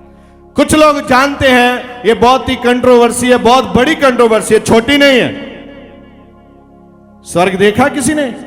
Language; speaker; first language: Hindi; non-native, local second language; Punjabi